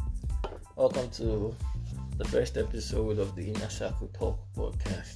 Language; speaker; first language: English; non-native, local second language; Yoruba